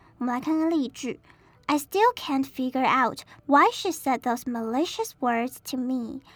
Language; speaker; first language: English; non-native, fluent; Chinese